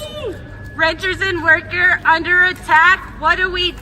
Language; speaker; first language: English; native; English